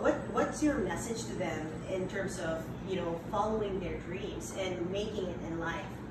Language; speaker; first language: English; non-native, local second language; Filipino